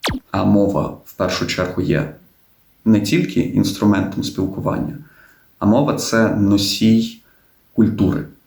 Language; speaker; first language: Ukrainian; non-native, local second language; Russian